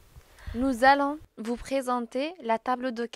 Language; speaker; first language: French; non-native, learner; Kurdish